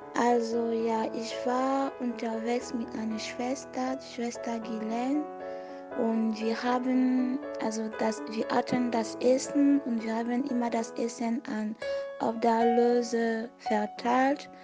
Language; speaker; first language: German; non-native, fluent; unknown